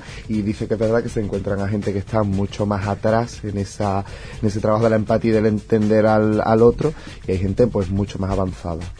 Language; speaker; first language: Spanish; native; Spanish